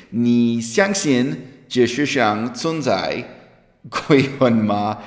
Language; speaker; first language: Chinese; non-native, learner; English